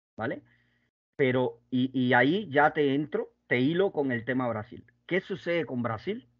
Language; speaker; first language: Spanish; native; Spanish